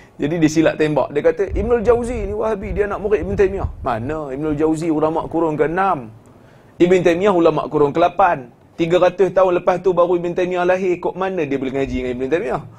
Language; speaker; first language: Malay; native; Malay